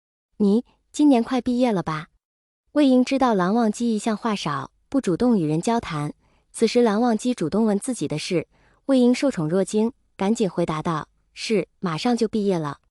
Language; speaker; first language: Chinese; native; Chinese